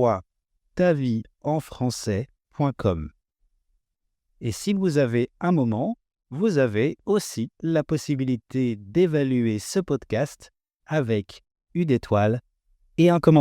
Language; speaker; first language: French; native; French